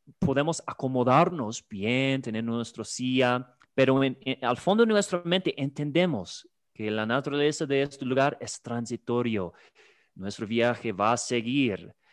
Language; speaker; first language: Spanish; non-native, fluent; English